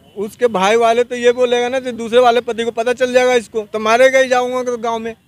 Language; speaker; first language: Hindi; native; Hindi